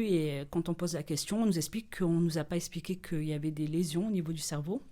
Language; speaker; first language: French; native; French